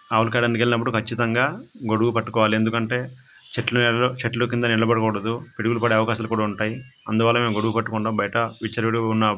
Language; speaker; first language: Telugu; non-native, local second language; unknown